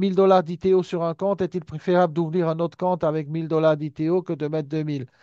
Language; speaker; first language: French; native; French